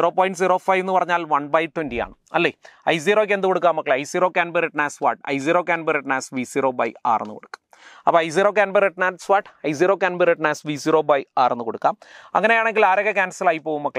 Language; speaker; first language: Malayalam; native; Malayalam